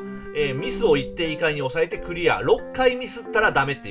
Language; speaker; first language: Japanese; native; Japanese